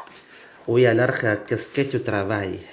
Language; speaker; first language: French; non-native, learner; Indonesian